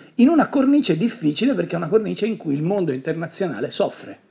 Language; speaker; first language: Italian; native; Italian